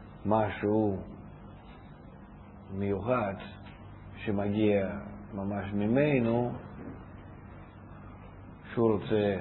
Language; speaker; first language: Hebrew; non-native, fluent; Russian